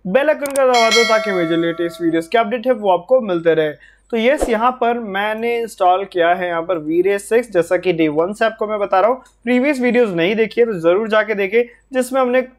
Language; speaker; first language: Hindi; native; Hindi